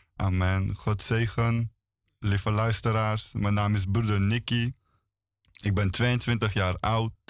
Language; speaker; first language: Dutch; early bilingual, other home language; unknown